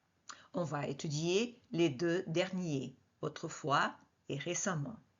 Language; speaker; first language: French; non-native, fluent; Portuguese